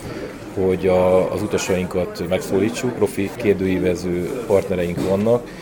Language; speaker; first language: Hungarian; native; Hungarian